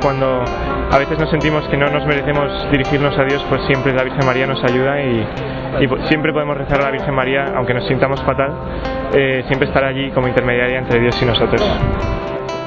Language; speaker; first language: Spanish; native; Spanish